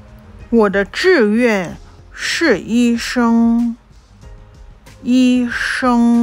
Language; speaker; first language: Chinese; non-native, local second language; Cantonese